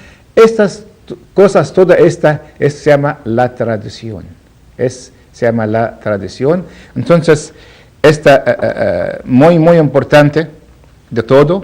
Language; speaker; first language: Spanish; non-native, learner; Arabic